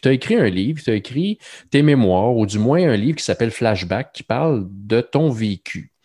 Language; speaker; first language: French; native; French